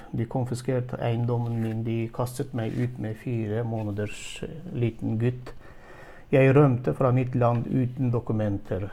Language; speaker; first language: Norwegian; non-native, fluent; Turkmen